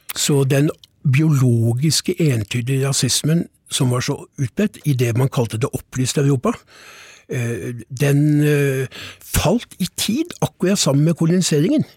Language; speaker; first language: Norwegian; native; Norwegian